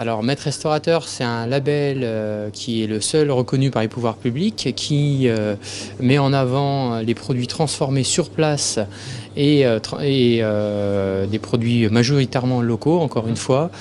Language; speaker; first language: French; native; French